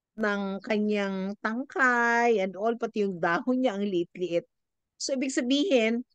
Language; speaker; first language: Filipino; non-native, local second language; Bikol